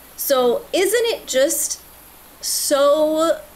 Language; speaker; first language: English; native; English